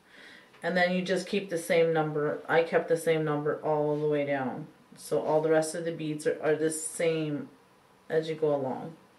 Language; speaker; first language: English; native; English